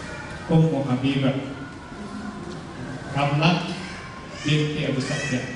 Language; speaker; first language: Indonesian; native; Indonesian